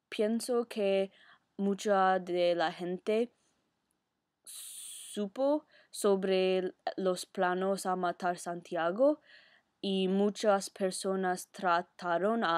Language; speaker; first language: Spanish; non-native, learner; English